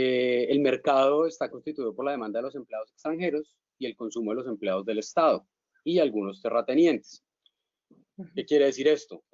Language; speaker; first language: Spanish; native; Spanish